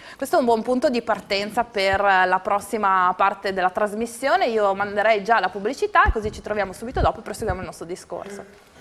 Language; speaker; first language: Italian; native; Italian